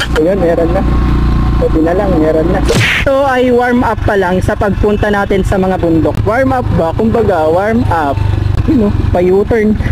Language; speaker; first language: Filipino; non-native, local second language; Iloko